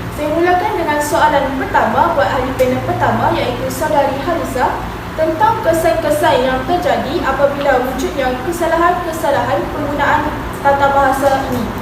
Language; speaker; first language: Malay; native; Malay